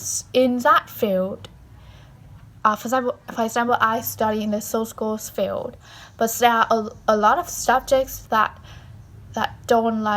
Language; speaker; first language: English; non-native, learner; Vietnamese